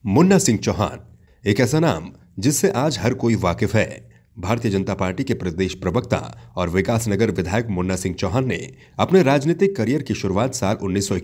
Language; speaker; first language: Hindi; native; Hindi